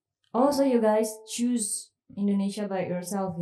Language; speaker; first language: English; non-native, fluent; Indonesian